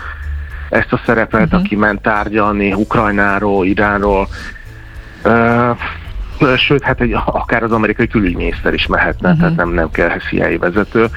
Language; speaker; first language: Hungarian; native; Hungarian